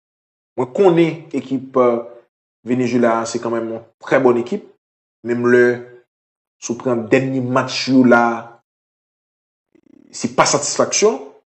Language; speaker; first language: French; non-native, local second language; Haitian Creole